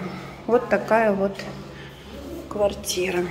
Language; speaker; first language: Russian; native; Russian